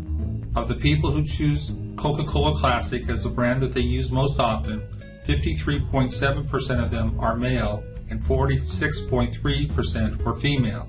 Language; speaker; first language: English; native; English